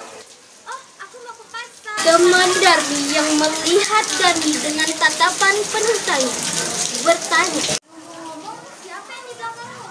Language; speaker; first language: Indonesian; non-native, local second language; Balinese